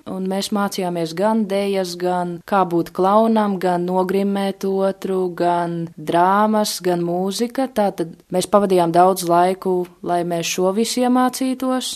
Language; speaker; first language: Latvian; native; Latvian